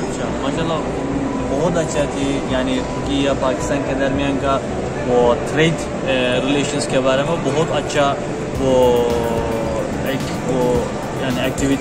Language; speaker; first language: Hindi; non-native, learner; Turkish